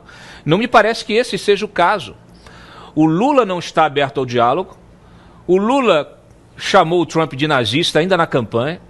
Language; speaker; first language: Portuguese; native; Portuguese